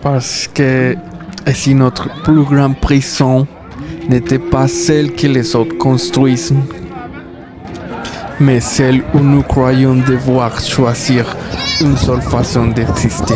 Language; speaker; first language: French; non-native, fluent; Spanish